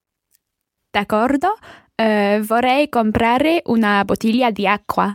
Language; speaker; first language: Italian; non-native, learner; English